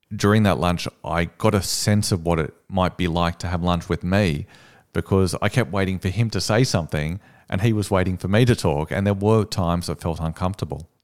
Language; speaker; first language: English; native; English